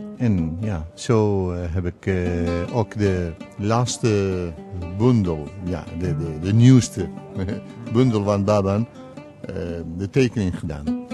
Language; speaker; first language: Dutch; non-native, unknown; Kurdish